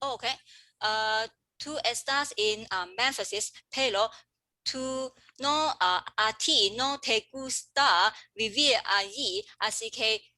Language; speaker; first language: Spanish; non-native, learner; English